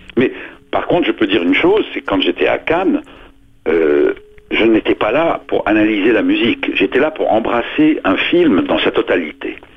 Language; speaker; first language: French; non-native, local second language; Arabic